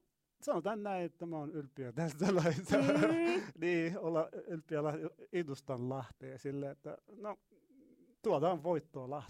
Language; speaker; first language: Finnish; non-native, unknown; Arabic